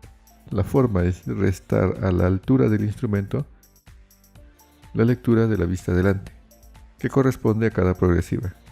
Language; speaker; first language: Spanish; native; Spanish